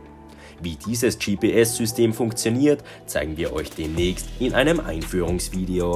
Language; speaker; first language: German; native; German